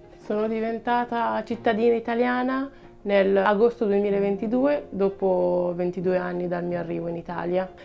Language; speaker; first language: Italian; early bilingual, other home language; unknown